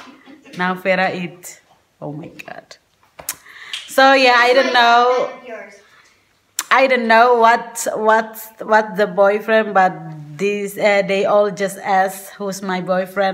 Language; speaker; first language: English; non-native, learner; Indonesian